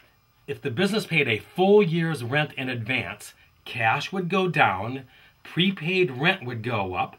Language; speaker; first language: English; native; English